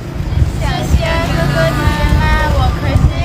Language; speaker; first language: Chinese; non-native, learner; Lao